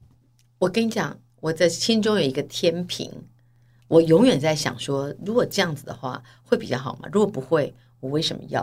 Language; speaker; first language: Chinese; native; Chinese